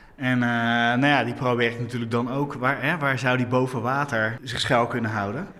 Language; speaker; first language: Dutch; native; Dutch